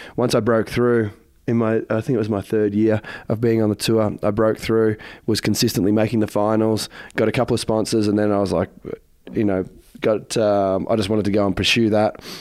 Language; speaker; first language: English; native; English